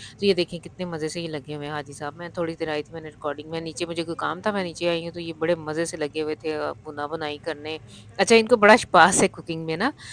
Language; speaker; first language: Urdu; non-native, local second language; Punjabi